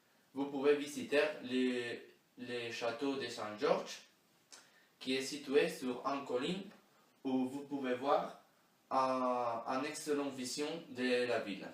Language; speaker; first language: French; non-native, learner; Spanish